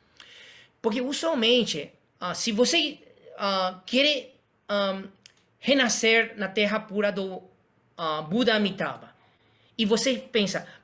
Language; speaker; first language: Portuguese; non-native, fluent; Spanish